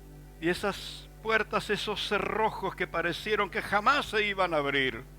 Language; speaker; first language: Spanish; native; Spanish